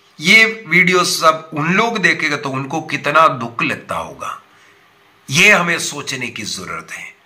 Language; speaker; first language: Hindi; non-native, local second language; Malayalam